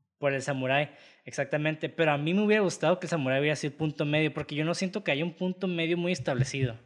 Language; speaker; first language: Spanish; native; Spanish